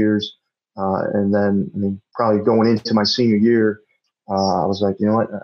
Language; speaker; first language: English; native; English